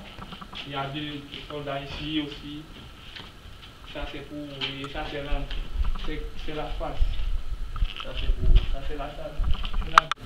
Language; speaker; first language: French; non-native, local second language; Haitian Creole